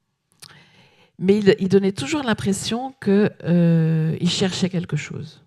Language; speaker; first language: French; native; French